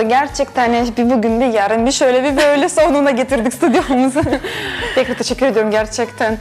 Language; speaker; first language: Turkish; non-native, fluent; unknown